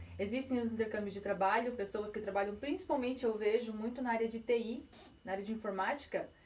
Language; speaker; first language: Portuguese; early bilingual, heritage; Portuguese